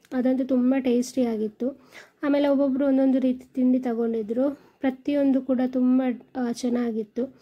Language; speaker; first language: Kannada; native; Kannada